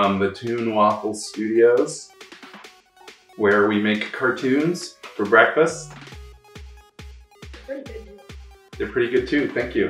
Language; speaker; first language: English; native; English